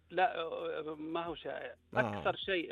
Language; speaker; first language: Arabic; native; Arabic